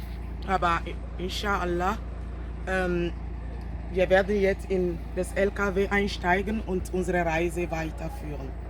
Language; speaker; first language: German; non-native, fluent; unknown